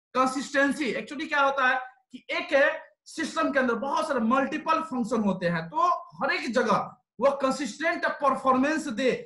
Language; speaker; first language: Hindi; native; Hindi